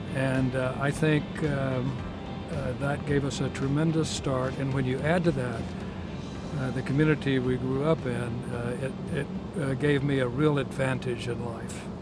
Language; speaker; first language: English; native; English